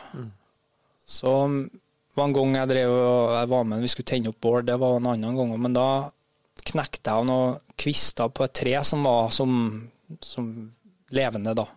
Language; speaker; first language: Norwegian; native; Norwegian